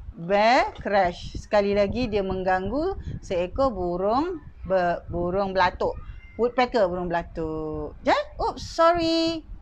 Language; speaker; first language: Malay; native; Malay